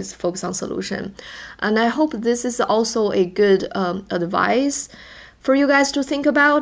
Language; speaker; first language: English; non-native, fluent; Chinese